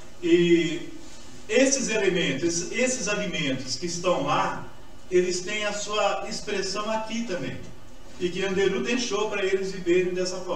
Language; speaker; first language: Portuguese; native; Portuguese